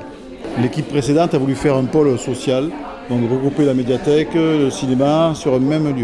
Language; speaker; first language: French; native; French